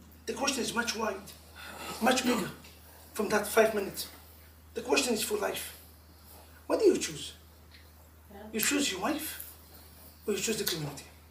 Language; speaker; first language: English; non-native, fluent; Hebrew